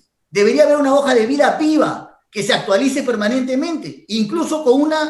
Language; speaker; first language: Spanish; native; Spanish